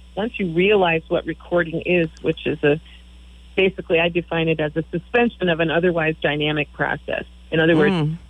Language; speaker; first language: English; native; English